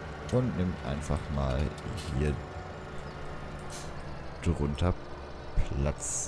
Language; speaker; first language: German; native; German